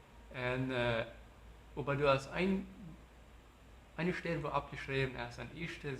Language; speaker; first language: German; non-native, learner; Plautdietsch